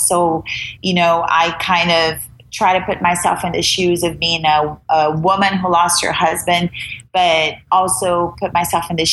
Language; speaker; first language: English; non-native, fluent; Portuguese